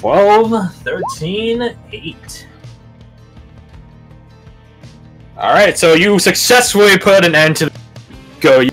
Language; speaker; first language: English; native; English